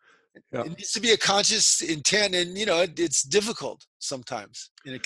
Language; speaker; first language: English; native; English